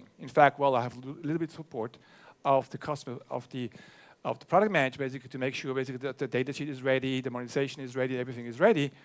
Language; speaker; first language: English; non-native, fluent; German